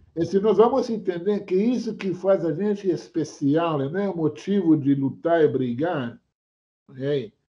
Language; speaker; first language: Portuguese; non-native, fluent; Hebrew